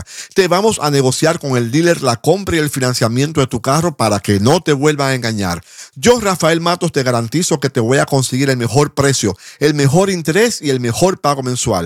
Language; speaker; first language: Spanish; native; Spanish